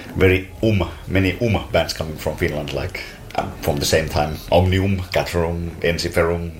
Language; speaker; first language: English; non-native, fluent; Finnish